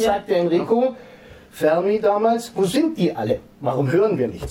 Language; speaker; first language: German; native; German